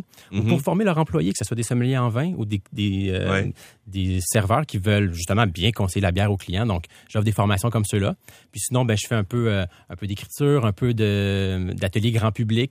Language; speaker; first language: French; native; French